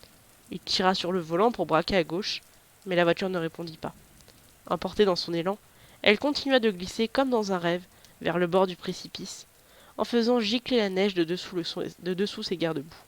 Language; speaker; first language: French; native; French